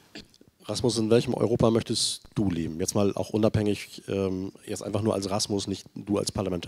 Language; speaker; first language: German; native; German